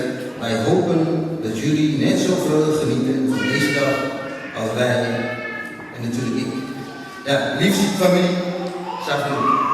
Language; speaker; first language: Dutch; early bilingual, other home language; Tamil